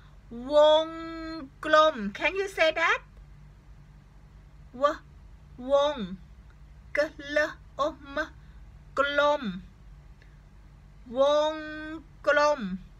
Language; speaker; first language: English; non-native, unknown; Thai